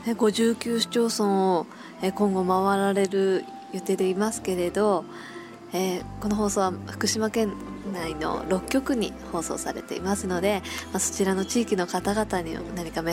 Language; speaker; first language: Japanese; native; Japanese